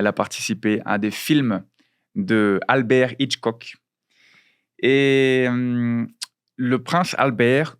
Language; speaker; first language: French; non-native, fluent; Portuguese